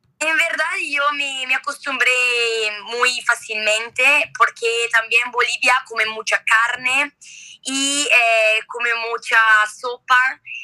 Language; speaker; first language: Spanish; non-native, learner; Italian